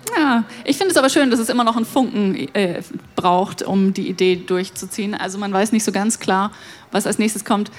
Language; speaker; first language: German; native; German